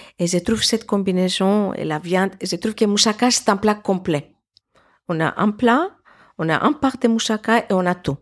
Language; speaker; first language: French; non-native, fluent; Greek